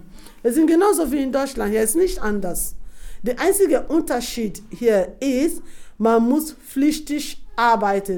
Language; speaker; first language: German; non-native, fluent; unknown